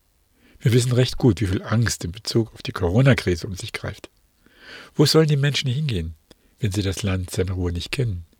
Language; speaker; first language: German; native; German